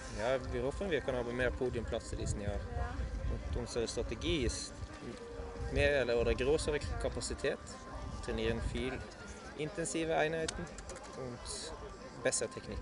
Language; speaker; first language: German; non-native, learner; Norwegian